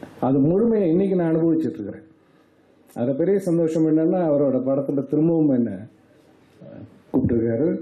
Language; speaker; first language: Tamil; native; Tamil